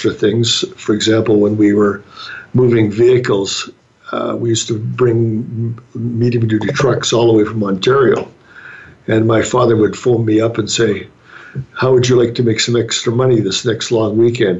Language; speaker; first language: English; native; English